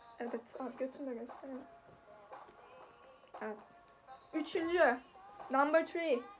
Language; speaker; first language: Turkish; native; Turkish